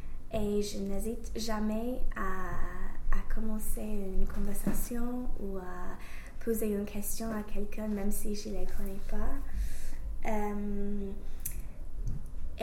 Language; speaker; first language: French; non-native, fluent; English